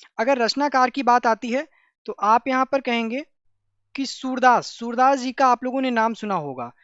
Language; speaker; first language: Hindi; native; Hindi